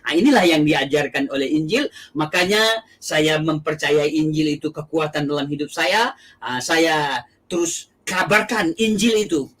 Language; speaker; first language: Indonesian; non-native, local second language; Achinese